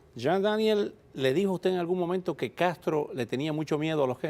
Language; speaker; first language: Spanish; native; Spanish